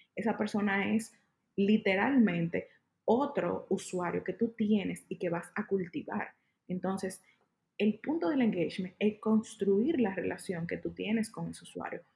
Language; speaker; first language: Spanish; native; Spanish